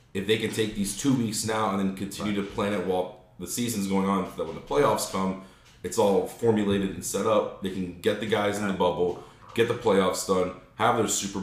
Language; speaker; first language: English; native; English